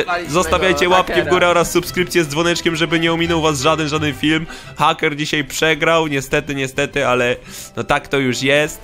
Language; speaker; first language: Polish; native; Polish